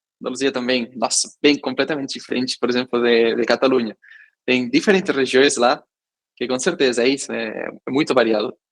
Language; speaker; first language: Portuguese; non-native, fluent; Catalan